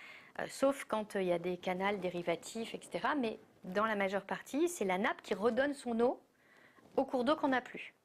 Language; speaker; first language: French; native; French